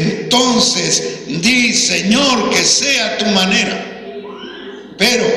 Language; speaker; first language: Spanish; native; Spanish